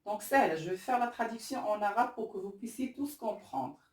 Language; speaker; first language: French; non-native, local second language; Arabic